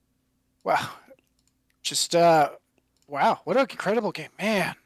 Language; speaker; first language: English; native; English